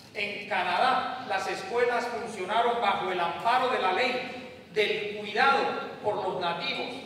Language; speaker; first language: Spanish; native; Spanish